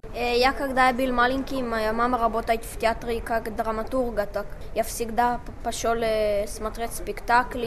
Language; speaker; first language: Russian; early bilingual, heritage; Hebrew